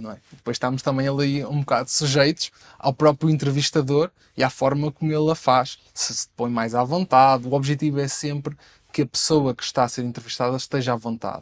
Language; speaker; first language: Portuguese; native; Portuguese